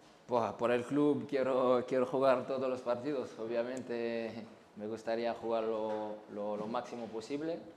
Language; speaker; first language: Spanish; non-native, learner; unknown